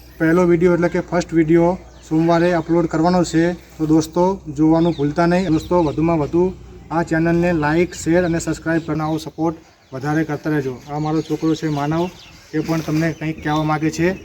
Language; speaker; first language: Gujarati; native; Gujarati